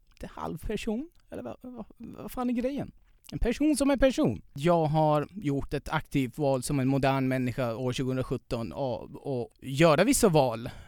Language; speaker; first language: Swedish; non-native, fluent; Persian